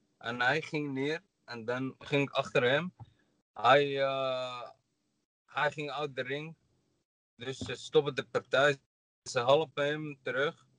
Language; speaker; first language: Dutch; non-native, learner; Arabic